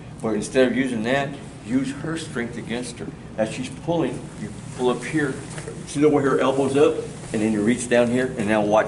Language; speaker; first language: English; early bilingual, other home language; Spanish